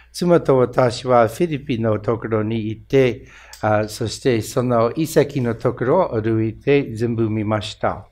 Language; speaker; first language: Japanese; non-native, fluent; English